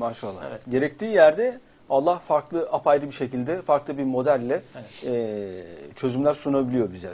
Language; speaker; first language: Turkish; native; Turkish